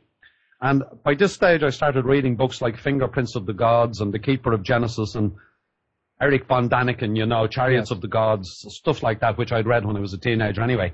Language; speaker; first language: English; native; English